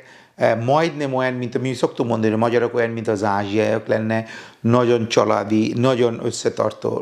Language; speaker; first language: Hungarian; non-native, fluent; Bangla